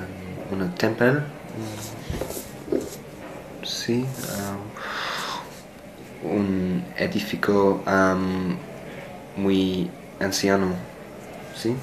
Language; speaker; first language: Spanish; non-native, learner; English